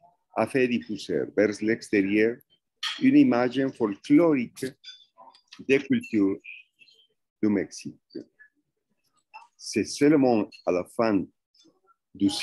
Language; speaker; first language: French; non-native, fluent; Spanish